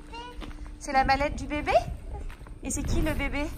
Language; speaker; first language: French; native; French